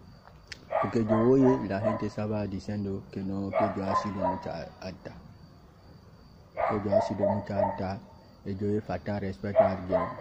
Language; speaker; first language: Spanish; non-native, learner; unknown